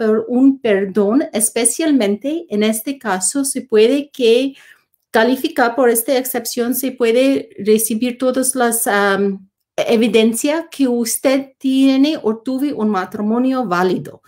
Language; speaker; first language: Spanish; non-native, learner; English